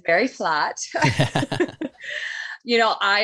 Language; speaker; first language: English; native; English